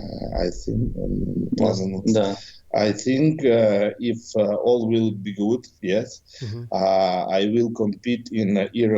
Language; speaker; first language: English; non-native, learner; Ukrainian